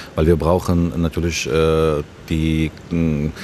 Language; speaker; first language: German; non-native, learner; Ukrainian